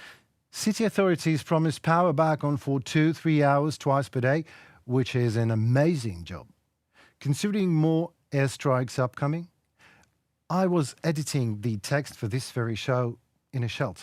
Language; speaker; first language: English; non-native, fluent; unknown